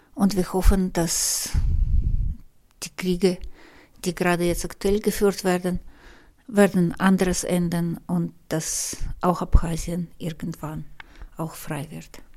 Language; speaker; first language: German; non-native, fluent; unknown